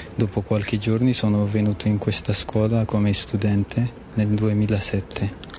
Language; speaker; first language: Italian; non-native, learner; Somali